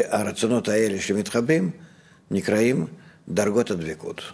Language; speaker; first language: Hebrew; non-native, fluent; Russian